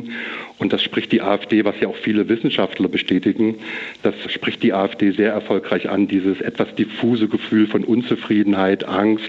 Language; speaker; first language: German; native; German